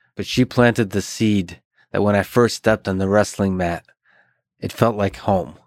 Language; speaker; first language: English; early bilingual, other home language; Russian